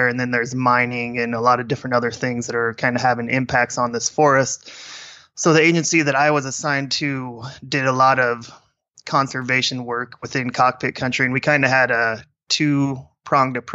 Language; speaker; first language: English; native; English